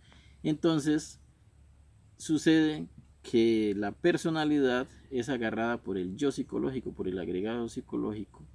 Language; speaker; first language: Spanish; native; Spanish